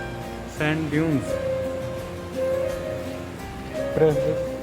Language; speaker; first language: Hindi; native; Hindi